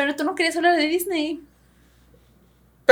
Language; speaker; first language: Spanish; native; Spanish